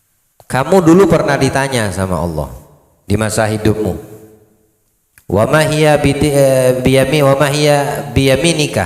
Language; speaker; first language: Indonesian; native; Indonesian